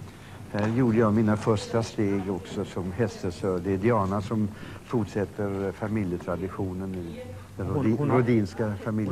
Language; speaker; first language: Swedish; native; Swedish